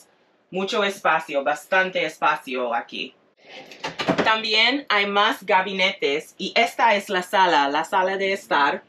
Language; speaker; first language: Spanish; non-native, fluent; English